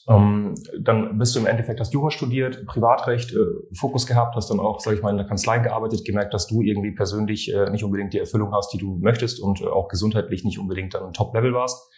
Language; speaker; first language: German; non-native, fluent; French